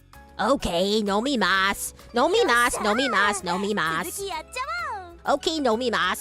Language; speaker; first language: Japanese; non-native, learner; English